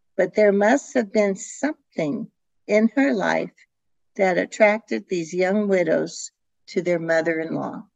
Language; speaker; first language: English; early bilingual, other home language; Dutch